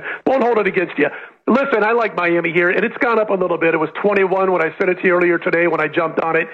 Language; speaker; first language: English; native; English